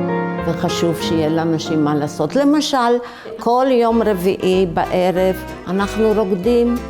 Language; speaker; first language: Hebrew; early bilingual, other home language; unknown